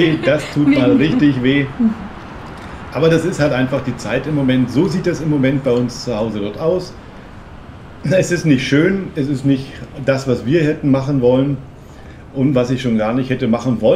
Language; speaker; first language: German; native; German